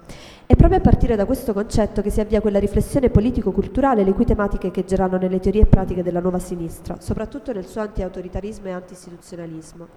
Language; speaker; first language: Italian; native; Italian